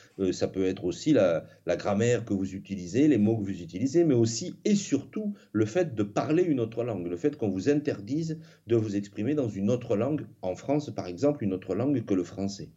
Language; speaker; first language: French; native; French